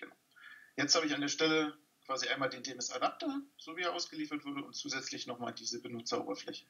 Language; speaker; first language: German; native; German